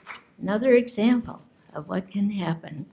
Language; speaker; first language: English; native; English